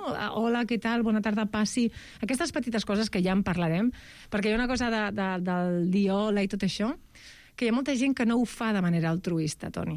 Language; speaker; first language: Catalan; non-native, local second language; Spanish